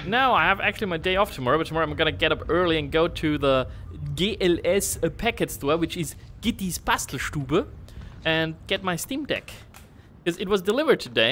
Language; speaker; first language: English; non-native, fluent; German